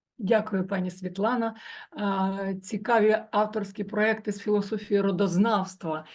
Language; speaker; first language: Ukrainian; native; Ukrainian